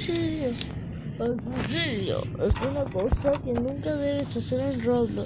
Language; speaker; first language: Spanish; native; Spanish